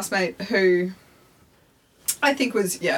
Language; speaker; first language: English; native; English